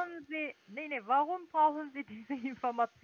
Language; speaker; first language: German; non-native, learner; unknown